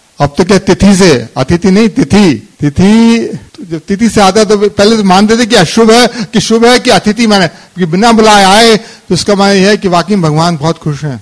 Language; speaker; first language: Hindi; native; Hindi